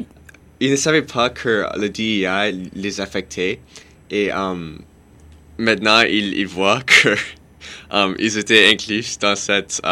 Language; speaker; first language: French; non-native, local second language; English